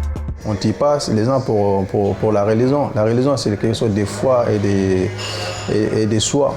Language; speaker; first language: French; non-native, local second language; Soninke